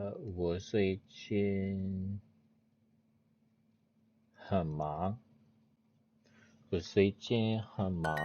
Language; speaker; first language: Chinese; non-native, learner; English